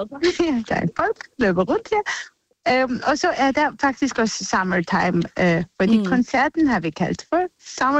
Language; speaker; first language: Danish; non-native, fluent; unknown